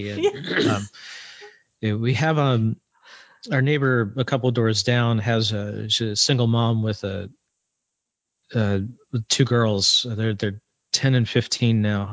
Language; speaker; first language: English; native; English